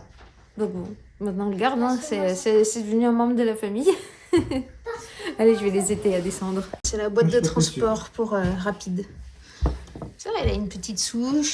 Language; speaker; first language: French; native; French